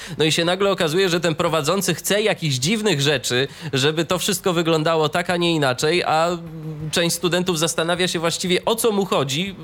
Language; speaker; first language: Polish; native; Polish